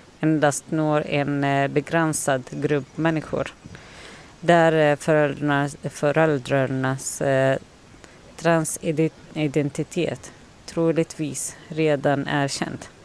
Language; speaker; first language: Swedish; non-native, learner; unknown